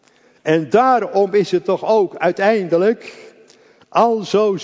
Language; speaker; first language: Dutch; native; Dutch